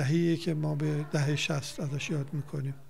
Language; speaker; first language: Persian; native; Persian